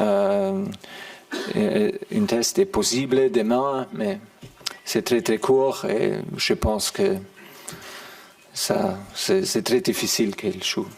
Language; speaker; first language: French; non-native, fluent; German